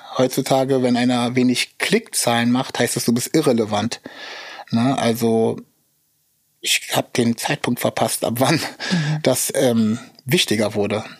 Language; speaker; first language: German; early bilingual, other home language; Russian